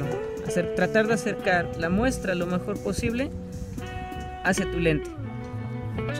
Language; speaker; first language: Spanish; native; Spanish